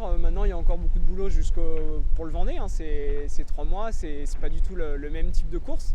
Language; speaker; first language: French; native; French